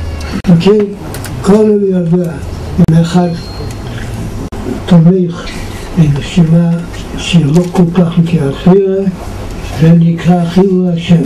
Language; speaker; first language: Hebrew; non-native, fluent; Yiddish